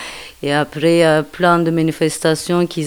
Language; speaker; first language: French; non-native, fluent; Turkish